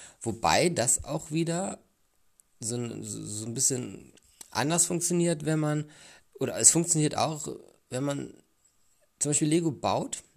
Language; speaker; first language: German; native; German